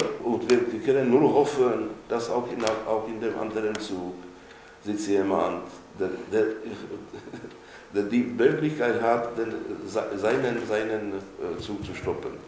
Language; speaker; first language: German; non-native, fluent; Czech